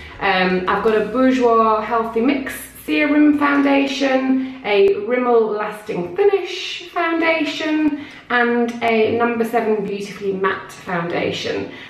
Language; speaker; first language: English; native; English